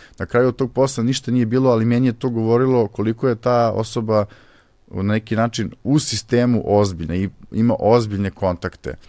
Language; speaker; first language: Serbian; native; Serbian